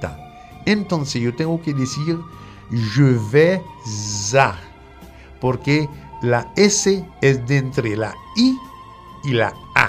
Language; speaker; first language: Spanish; non-native, fluent; French